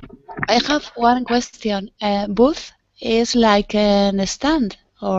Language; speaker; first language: English; non-native, learner; Spanish